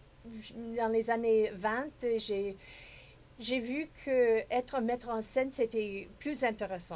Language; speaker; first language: French; non-native, fluent; English